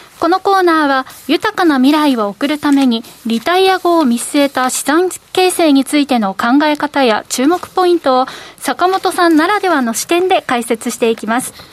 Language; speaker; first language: Japanese; native; Japanese